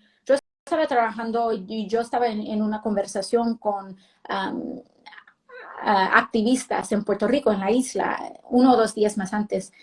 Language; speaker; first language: Spanish; early bilingual, heritage; Spanish